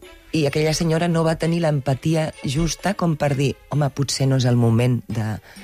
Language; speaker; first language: Catalan; non-native, local second language; Spanish